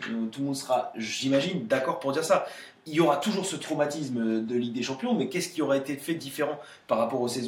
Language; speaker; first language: French; native; French